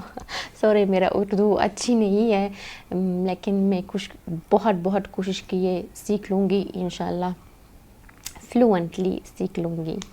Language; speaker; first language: Hindi; non-native, learner; Arabic